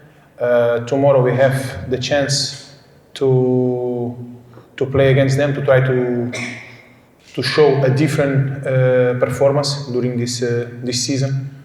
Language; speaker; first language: English; non-native, fluent; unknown